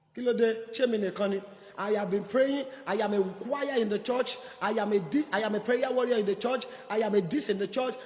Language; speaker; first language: English; non-native, local second language; Yoruba